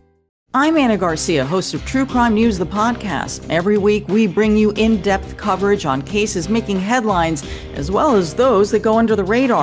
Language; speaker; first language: English; native; English